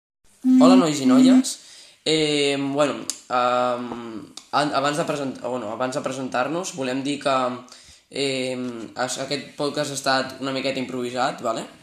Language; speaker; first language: Catalan; non-native, local second language; Spanish